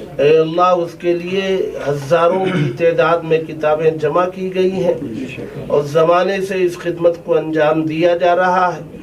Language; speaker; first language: Urdu; native; Urdu